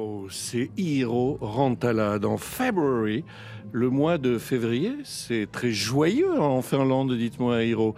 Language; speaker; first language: French; native; French